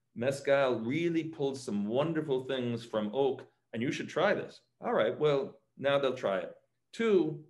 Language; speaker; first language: English; native; English